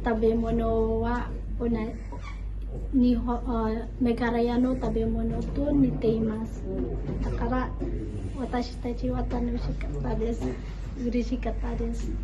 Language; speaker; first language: Japanese; non-native, learner; Khasi